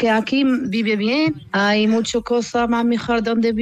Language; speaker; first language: Spanish; non-native, learner; Arabic